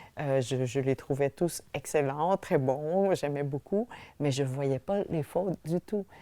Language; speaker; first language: French; early bilingual, other home language; Vietnamese